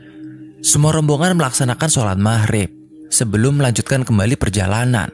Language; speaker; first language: Indonesian; native; Indonesian